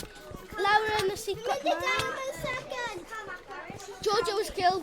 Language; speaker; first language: Welsh; non-native, local second language; English